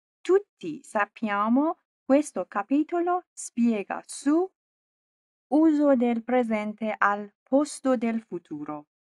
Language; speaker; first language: Italian; non-native, fluent; Persian